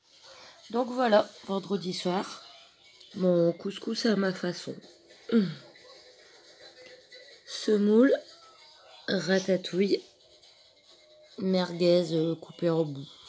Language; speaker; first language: French; native; French